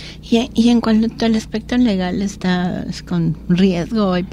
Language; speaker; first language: Spanish; native; Spanish